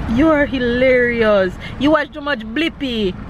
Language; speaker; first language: English; native; English